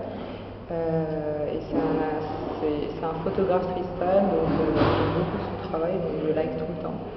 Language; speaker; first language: French; non-native, local second language; Arabic